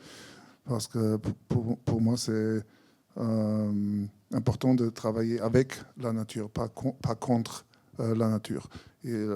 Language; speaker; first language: French; non-native, fluent; German